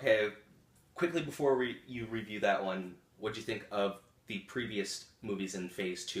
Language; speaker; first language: English; native; English